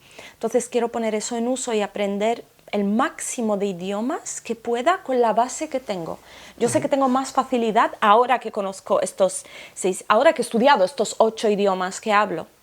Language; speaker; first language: Spanish; non-native, local second language; Arabic